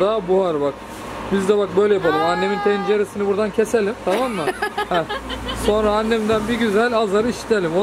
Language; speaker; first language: Turkish; native; Turkish